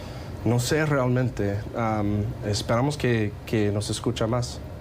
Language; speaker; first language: Spanish; non-native, fluent; English